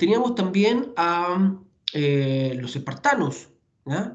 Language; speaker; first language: Spanish; native; Spanish